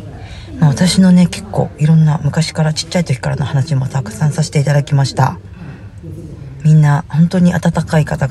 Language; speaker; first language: Japanese; native; Japanese